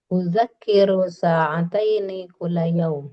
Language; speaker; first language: Arabic; non-native, learner; Indonesian